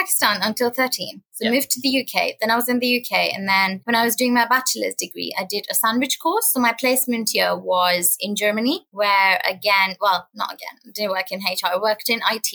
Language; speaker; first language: English; non-native, local second language; Urdu